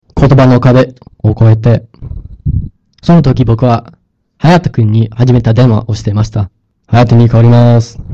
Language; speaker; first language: Japanese; non-native, learner; English